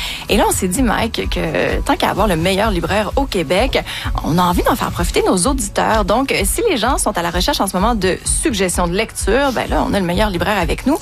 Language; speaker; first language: French; native; French